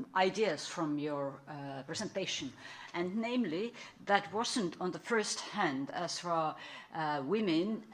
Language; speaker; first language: English; non-native, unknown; Estonian